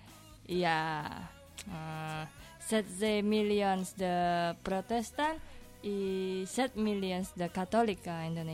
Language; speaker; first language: Catalan; non-native, learner; Indonesian